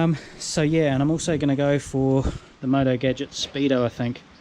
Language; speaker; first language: English; native; English